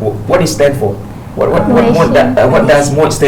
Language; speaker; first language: English; non-native, fluent; Pattani Malay